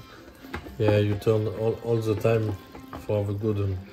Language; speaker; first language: English; non-native, learner; French